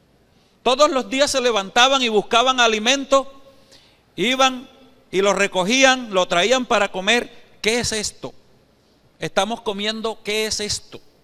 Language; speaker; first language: Spanish; native; Spanish